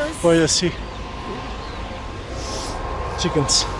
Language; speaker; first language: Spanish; non-native, learner; Portuguese